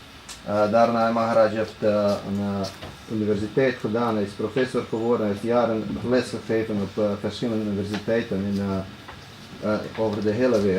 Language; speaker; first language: Dutch; non-native, fluent; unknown